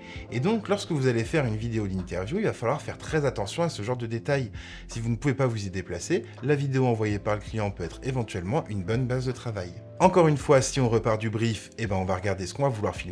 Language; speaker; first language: French; native; French